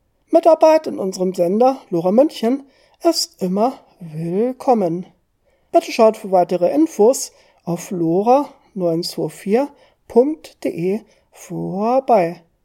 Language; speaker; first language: German; native; German